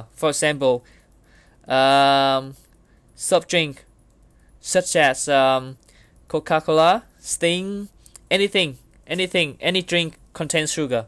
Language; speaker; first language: English; non-native, learner; Vietnamese